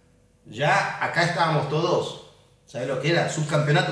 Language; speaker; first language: Spanish; native; Spanish